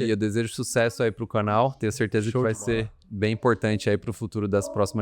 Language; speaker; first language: Portuguese; native; Portuguese